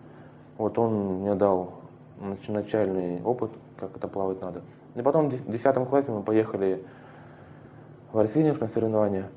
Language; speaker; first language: Russian; native; Russian